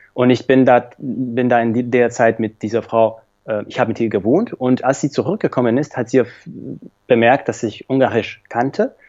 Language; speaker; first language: German; non-native, fluent; Slovak